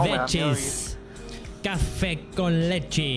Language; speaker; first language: Spanish; non-native, learner; English